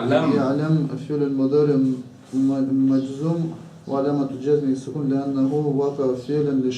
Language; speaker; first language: Arabic; non-native, learner; Chechen